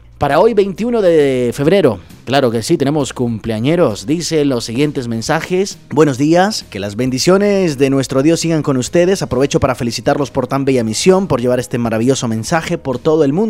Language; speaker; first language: Spanish; native; Spanish